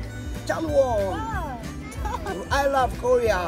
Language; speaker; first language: English; non-native, learner; Russian